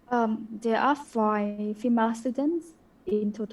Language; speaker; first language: English; non-native, learner; Khmer